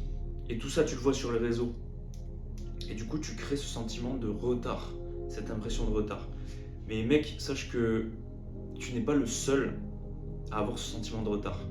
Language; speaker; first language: French; native; French